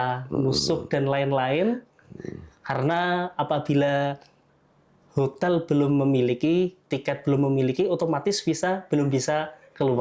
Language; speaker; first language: Indonesian; native; Indonesian